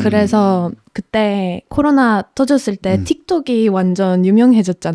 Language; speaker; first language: Korean; non-native, fluent; Polish